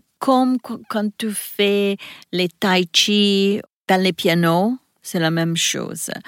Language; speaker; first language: French; non-native, learner; Italian